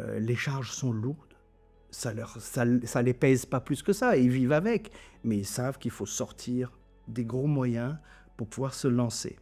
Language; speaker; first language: French; non-native, local second language; German